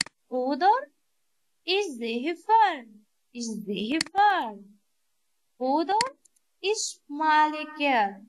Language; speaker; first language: German; non-native, learner; Arabic